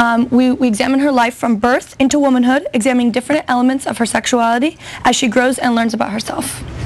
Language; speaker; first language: English; native; English